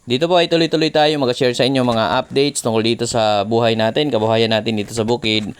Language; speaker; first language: Filipino; non-native, local second language; Cebuano